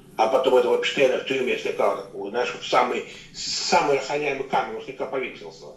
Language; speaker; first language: Russian; native; Russian